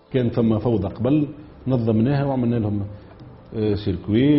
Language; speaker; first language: Arabic; native; Arabic